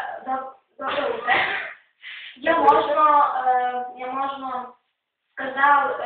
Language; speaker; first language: Russian; non-native, learner; Lithuanian